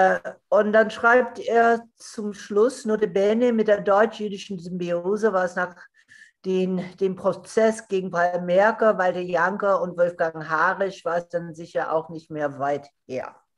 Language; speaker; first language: German; non-native, fluent; English